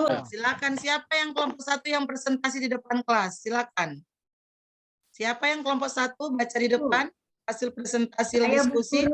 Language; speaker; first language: Indonesian; native; Indonesian